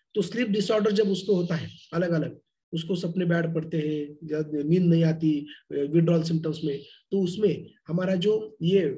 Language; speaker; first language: Hindi; non-native, local second language; Marathi